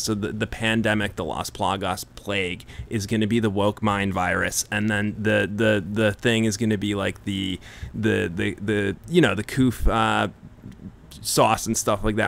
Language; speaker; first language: English; native; English